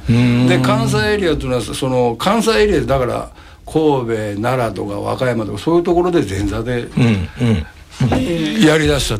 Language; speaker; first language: Japanese; native; Japanese